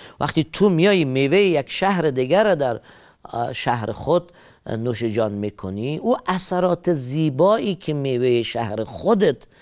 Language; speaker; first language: Persian; native; Persian